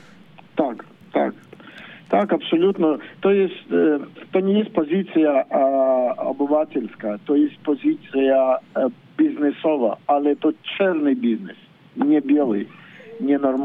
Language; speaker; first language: Polish; non-native, learner; Ukrainian